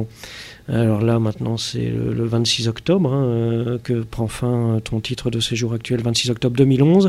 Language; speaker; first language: French; native; French